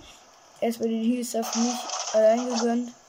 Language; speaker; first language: German; native; German